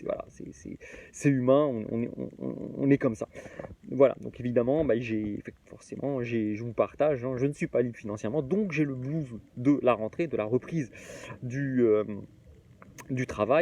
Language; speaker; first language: French; native; French